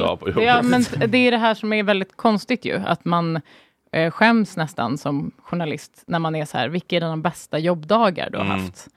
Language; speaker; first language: Swedish; native; Swedish